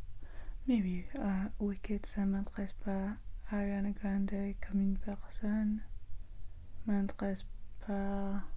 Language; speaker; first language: French; non-native, learner; English